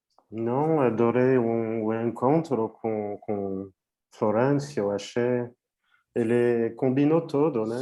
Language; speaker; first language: Portuguese; non-native, fluent; French